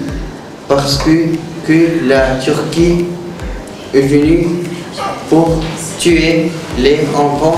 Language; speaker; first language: French; non-native, learner; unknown